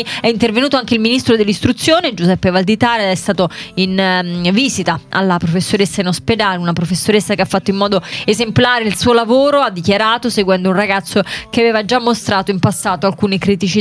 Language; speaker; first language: Italian; native; Italian